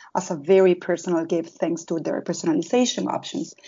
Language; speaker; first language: English; non-native, fluent; Spanish